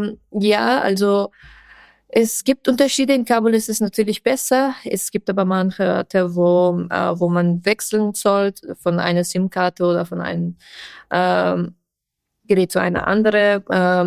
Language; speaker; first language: German; non-native, fluent; Persian